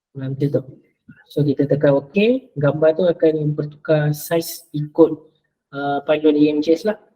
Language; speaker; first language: Malay; native; Malay